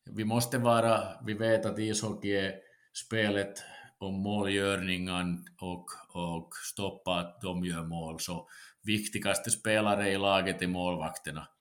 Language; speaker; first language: Swedish; non-native, local second language; Finnish